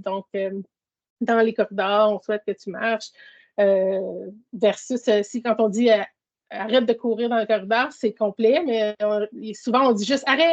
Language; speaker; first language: French; native; French